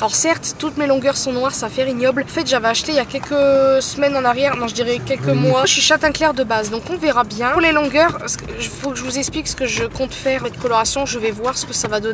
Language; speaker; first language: French; native; French